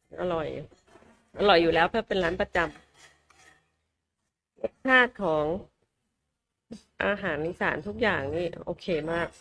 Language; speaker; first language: Thai; native; Thai